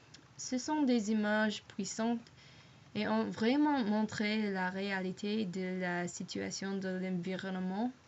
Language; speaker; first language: French; non-native, learner; English